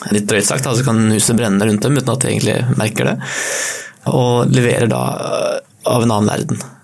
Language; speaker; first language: Norwegian; native; Norwegian